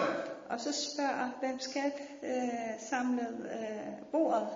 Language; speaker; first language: Danish; non-native, fluent; Persian